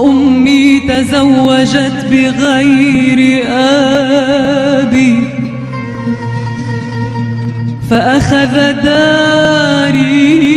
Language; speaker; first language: Arabic; non-native, fluent; Indonesian